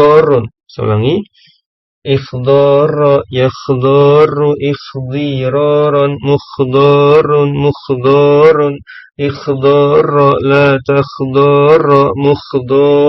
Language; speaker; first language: Arabic; non-native, fluent; Indonesian